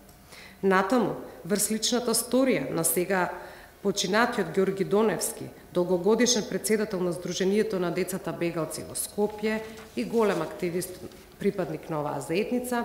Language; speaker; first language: Macedonian; native; Macedonian